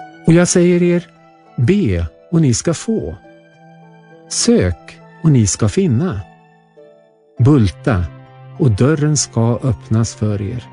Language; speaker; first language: Swedish; native; Swedish